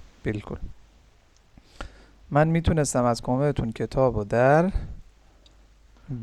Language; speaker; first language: Persian; non-native, fluent; Urdu